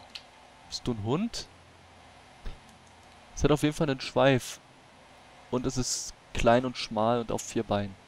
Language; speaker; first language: German; native; German